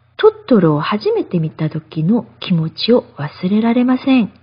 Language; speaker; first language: Japanese; non-native, fluent; Korean